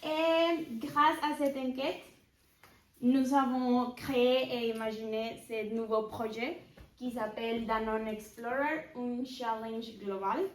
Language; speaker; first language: French; non-native, learner; Spanish